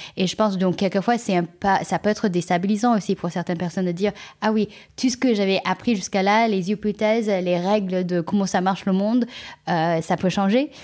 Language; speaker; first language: French; non-native, fluent; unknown